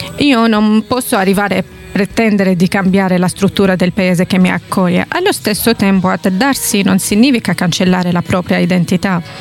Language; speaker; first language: Italian; non-native, fluent; Arabic